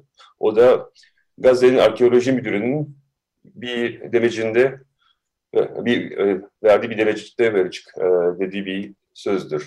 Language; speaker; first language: Turkish; early bilingual, heritage; Turkish